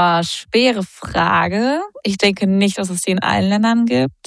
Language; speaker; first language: German; native; German